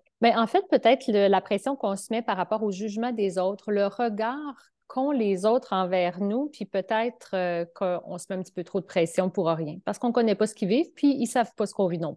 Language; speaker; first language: French; native; French